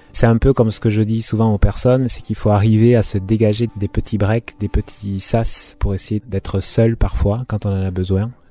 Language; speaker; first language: French; native; French